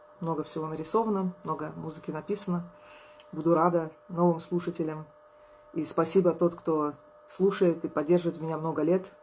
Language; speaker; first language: Russian; native; Russian